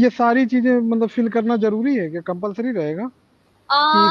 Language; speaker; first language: Hindi; native; Hindi